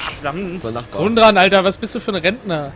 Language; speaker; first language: German; native; German